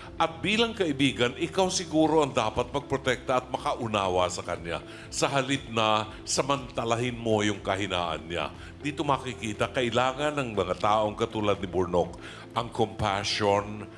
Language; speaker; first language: Filipino; native; Filipino